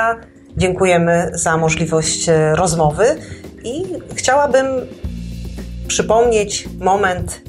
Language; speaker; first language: Polish; native; Polish